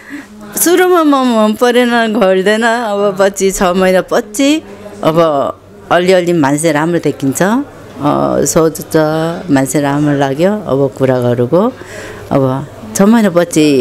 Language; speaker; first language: Nepali; non-native, learner; Korean